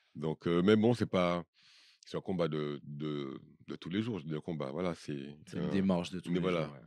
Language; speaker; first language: French; native; French